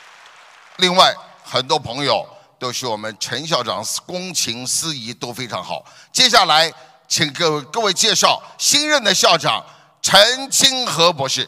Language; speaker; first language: Chinese; native; Chinese